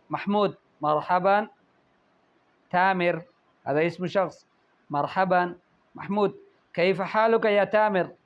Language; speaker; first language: Arabic; non-native, fluent; Urdu